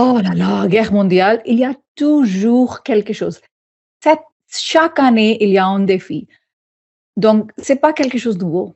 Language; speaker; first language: French; non-native, fluent; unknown